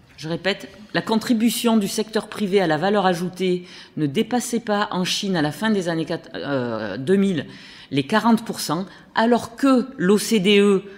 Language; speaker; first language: French; native; French